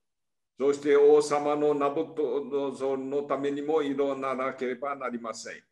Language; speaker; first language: Japanese; early bilingual, heritage; Portuguese